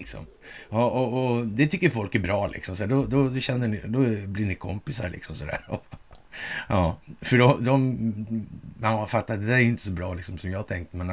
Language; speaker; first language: Swedish; native; Swedish